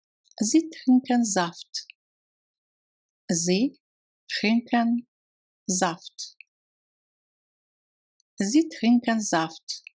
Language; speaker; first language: German; non-native, fluent; Russian